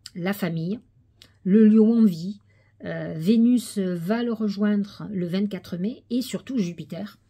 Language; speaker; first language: French; native; French